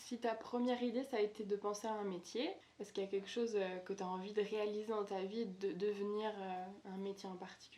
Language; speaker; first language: French; native; French